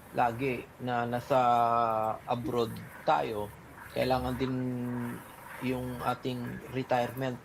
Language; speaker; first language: Filipino; native; Filipino